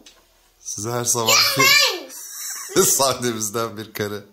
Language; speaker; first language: Turkish; native; Turkish